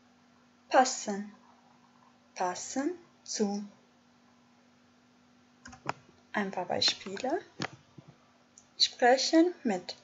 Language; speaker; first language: German; non-native, fluent; Albanian